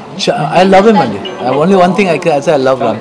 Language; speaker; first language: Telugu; non-native, learner; Kannada